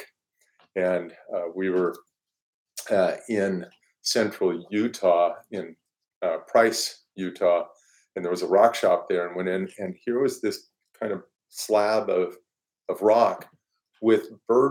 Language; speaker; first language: English; native; English